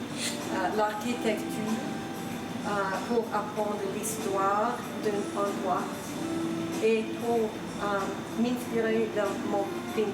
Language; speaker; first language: French; non-native, fluent; Swedish